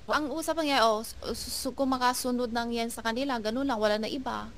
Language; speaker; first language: Filipino; non-native, learner; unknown